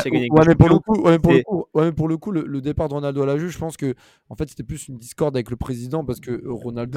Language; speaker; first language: French; native; French